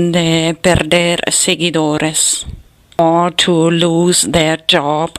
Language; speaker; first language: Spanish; non-native, fluent; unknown